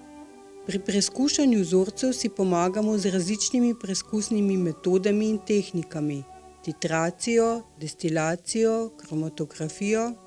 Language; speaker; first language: Slovenian; native; Slovenian